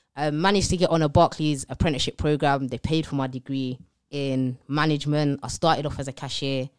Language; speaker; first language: English; native; English